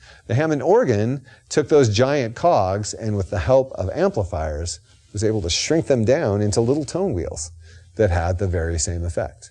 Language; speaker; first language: English; native; English